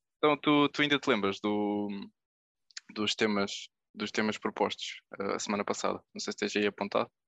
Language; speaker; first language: Portuguese; native; Portuguese